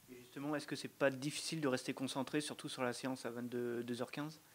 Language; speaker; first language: French; native; French